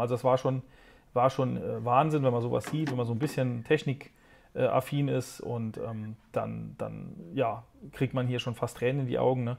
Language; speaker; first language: German; native; German